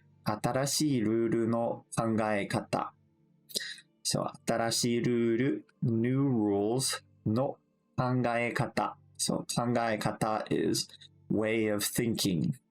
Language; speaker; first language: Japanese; non-native, fluent; English